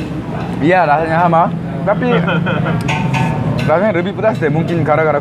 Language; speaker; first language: Indonesian; non-native, fluent; Korean